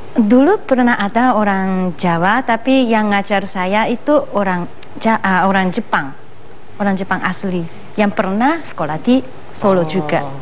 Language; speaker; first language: Indonesian; non-native, fluent; Japanese